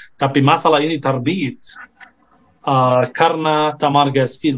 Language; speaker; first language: Indonesian; non-native, fluent; Arabic